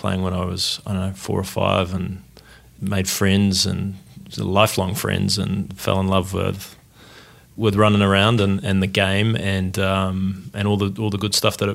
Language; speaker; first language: English; native; English